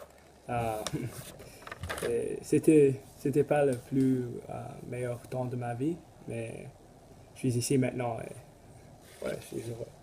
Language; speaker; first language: French; non-native, learner; English